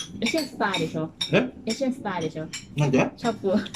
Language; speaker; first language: Japanese; non-native, learner; Thai